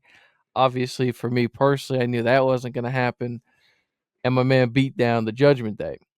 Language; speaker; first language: English; native; English